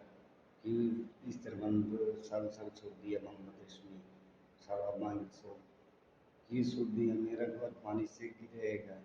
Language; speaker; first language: Hindi; non-native, learner; Bangla